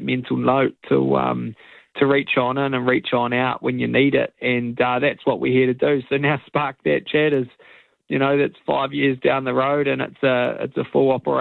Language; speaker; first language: English; native; English